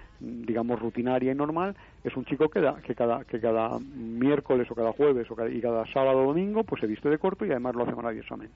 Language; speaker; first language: Spanish; native; Spanish